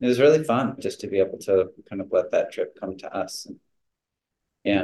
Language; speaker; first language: English; native; English